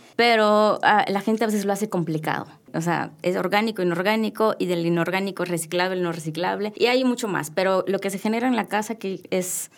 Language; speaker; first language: Spanish; native; Spanish